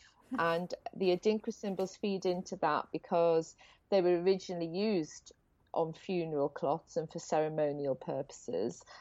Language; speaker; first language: English; native; English